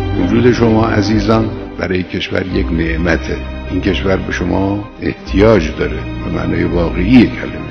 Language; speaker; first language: Persian; native; Persian